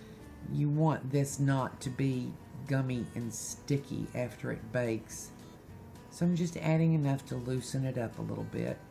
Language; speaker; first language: English; native; English